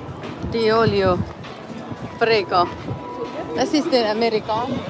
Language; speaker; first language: German; non-native, learner; Cebuano